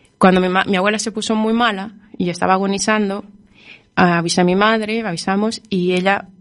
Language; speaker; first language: Spanish; native; Spanish